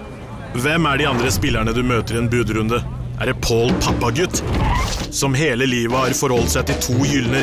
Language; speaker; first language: Norwegian; native; Norwegian